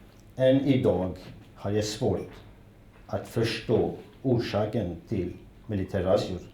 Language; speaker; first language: Swedish; non-native, fluent; Kurdish